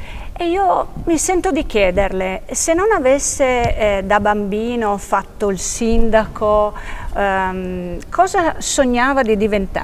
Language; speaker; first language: Italian; native; Italian